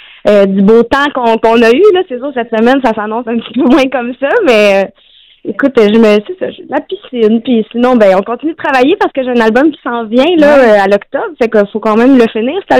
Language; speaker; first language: French; native; French